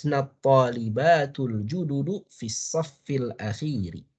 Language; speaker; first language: Arabic; non-native, fluent; Indonesian